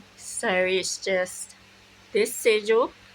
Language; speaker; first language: English; native; English